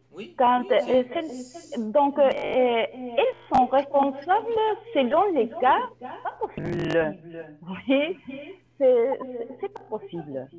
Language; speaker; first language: French; non-native, learner; Spanish